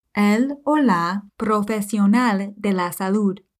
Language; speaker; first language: Spanish; non-native, fluent; English